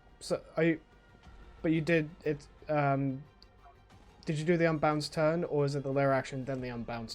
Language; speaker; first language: English; native; English